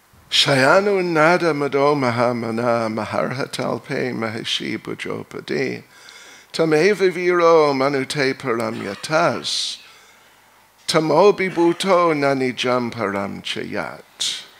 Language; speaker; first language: Russian; non-native, learner; English